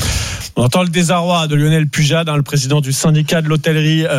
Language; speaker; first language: French; native; French